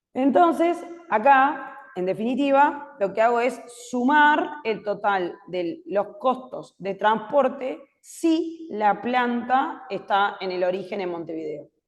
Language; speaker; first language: Spanish; native; Spanish